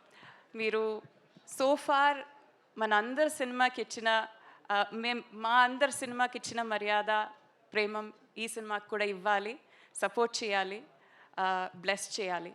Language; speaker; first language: Telugu; non-native, learner; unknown